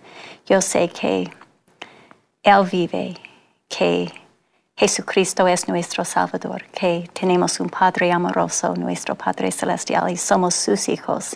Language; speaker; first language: Spanish; non-native, fluent; English